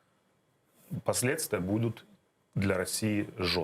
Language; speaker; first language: Russian; native; Russian